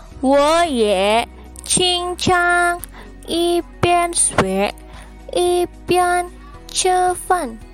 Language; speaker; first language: Chinese; non-native, learner; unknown